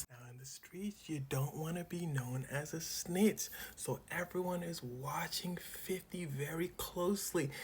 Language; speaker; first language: English; native; English